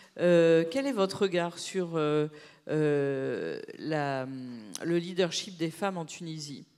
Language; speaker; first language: French; native; French